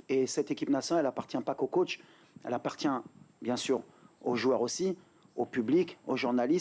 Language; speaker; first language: French; native; French